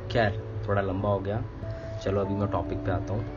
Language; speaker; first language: Hindi; native; Hindi